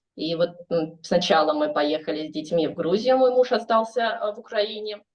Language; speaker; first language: Russian; native; Russian